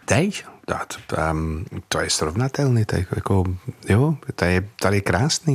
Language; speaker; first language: Czech; non-native, fluent; English